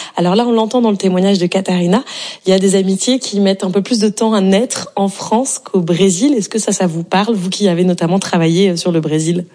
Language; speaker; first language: French; native; French